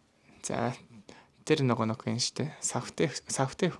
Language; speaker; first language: Mongolian; non-native, learner; Japanese